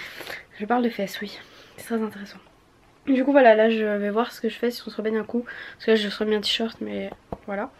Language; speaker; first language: French; native; French